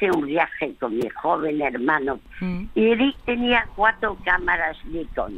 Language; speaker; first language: Spanish; early bilingual, other home language; French